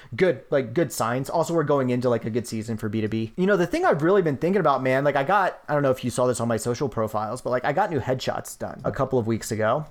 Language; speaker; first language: English; native; English